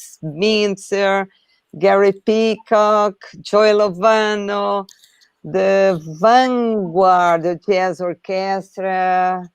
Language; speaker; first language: English; non-native, learner; Portuguese